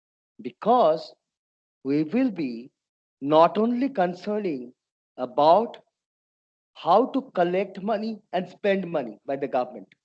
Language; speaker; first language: English; non-native, local second language; Bangla